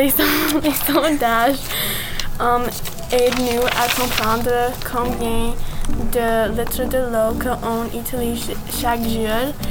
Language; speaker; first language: French; non-native, learner; English